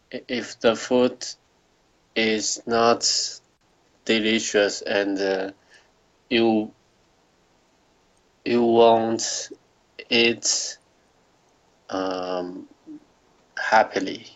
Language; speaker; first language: English; non-native, learner; Chinese